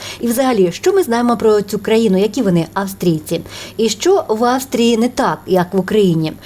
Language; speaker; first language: Ukrainian; native; Ukrainian